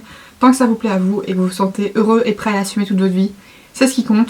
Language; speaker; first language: French; native; French